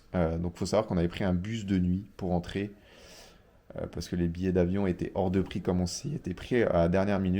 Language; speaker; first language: French; native; French